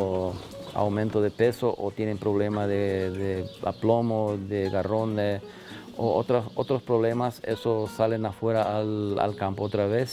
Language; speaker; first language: Spanish; non-native, local second language; German